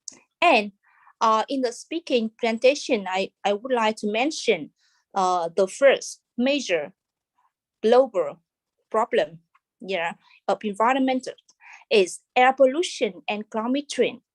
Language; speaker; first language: English; non-native, fluent; Vietnamese